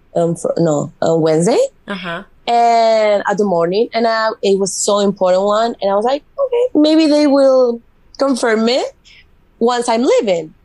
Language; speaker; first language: English; non-native, fluent; Spanish